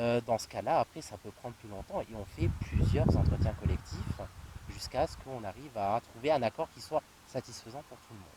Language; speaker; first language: French; native; French